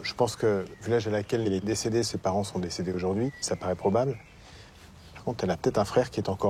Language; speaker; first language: French; native; French